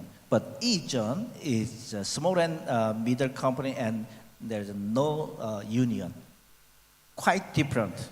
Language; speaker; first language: English; non-native, learner; Korean